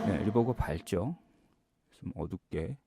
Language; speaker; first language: Korean; native; Korean